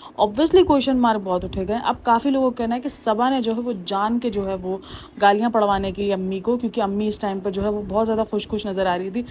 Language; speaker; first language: Urdu; native; Urdu